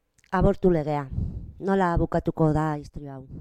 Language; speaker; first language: Basque; non-native, local second language; Spanish